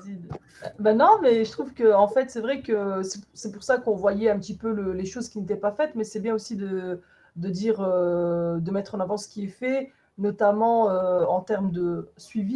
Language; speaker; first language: French; native; French